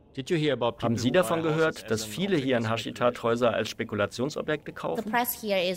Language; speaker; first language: German; native; German